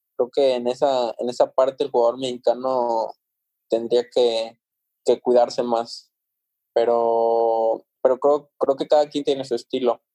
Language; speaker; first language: Spanish; native; Spanish